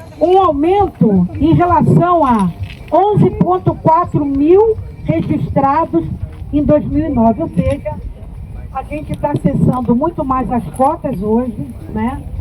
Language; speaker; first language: Portuguese; native; Portuguese